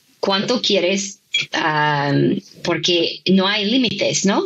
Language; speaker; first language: Spanish; non-native, fluent; English